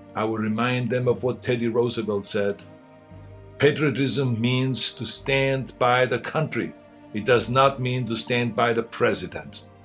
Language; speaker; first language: English; non-native, fluent; German